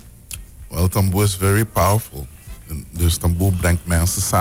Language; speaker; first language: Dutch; non-native, local second language; Papiamento